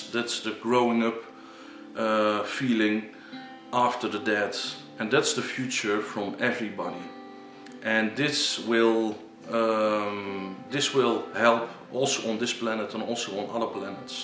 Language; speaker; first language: English; non-native, learner; Dutch